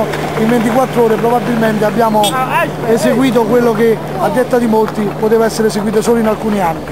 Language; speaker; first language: Italian; native; Italian